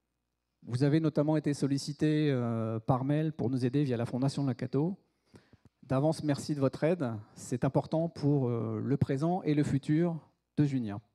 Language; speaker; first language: French; native; French